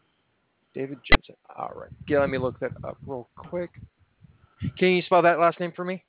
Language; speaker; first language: English; native; English